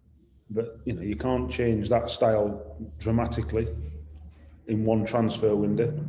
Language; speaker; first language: English; native; English